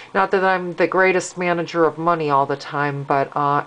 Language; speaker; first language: English; native; English